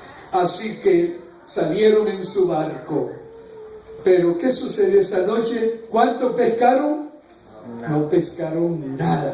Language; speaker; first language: Spanish; native; Spanish